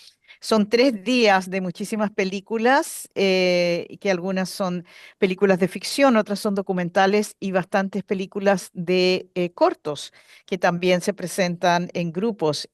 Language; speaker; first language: Spanish; native; Spanish